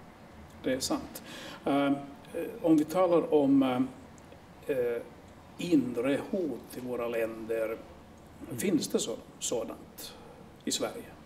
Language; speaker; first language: Swedish; non-native, local second language; Finnish